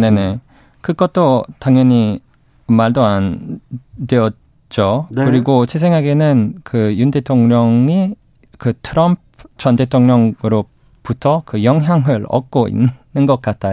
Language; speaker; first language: Korean; non-native, learner; English